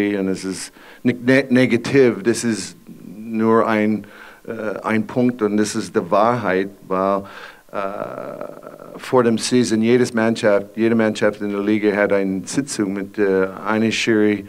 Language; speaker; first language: German; non-native, fluent; English